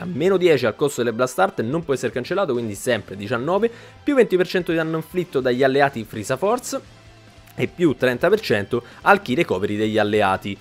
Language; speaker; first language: Italian; native; Italian